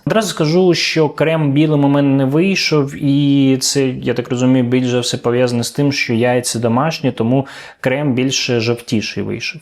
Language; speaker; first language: Ukrainian; native; Ukrainian